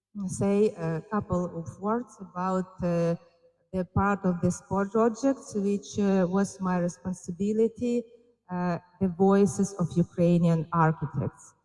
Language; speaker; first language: English; non-native, fluent; Ukrainian